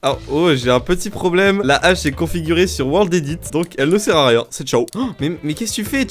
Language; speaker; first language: French; native; French